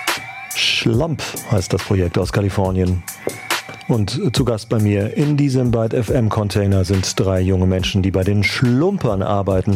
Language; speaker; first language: German; native; German